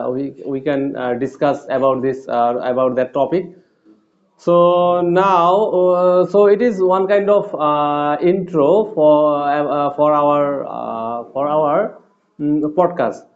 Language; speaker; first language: English; non-native, learner; Bangla